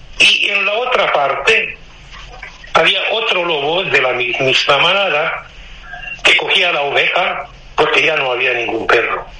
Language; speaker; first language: Spanish; non-native, fluent; Romanian